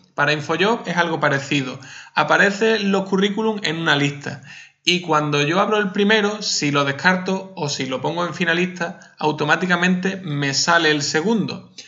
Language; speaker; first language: Spanish; native; Spanish